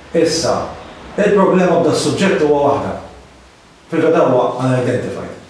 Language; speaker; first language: Maltese; native; Maltese